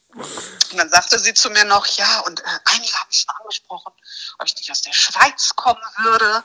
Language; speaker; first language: German; native; German